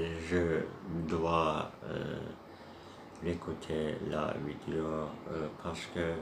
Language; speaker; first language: French; non-native, learner; Turkish